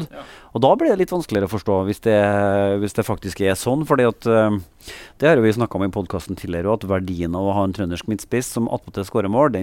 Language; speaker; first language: Norwegian; native; Norwegian